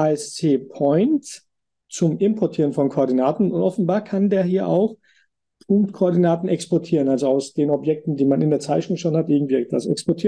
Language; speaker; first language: German; native; German